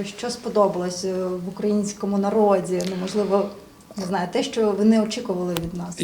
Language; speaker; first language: Ukrainian; native; Ukrainian